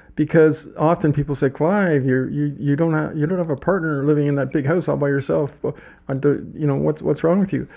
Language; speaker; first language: English; native; English